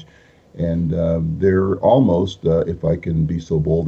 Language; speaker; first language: English; early bilingual, other home language; Spanish